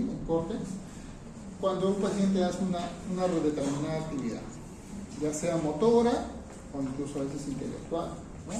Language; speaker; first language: Spanish; native; Spanish